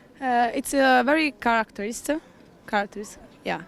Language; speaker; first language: English; non-native, learner; Italian